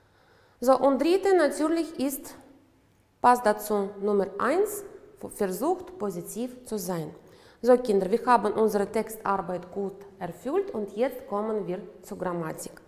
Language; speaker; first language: German; non-native, fluent; Uzbek